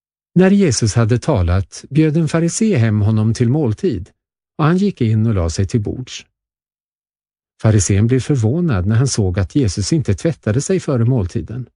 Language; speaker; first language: Swedish; native; Swedish